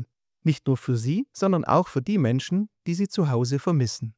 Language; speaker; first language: German; native; German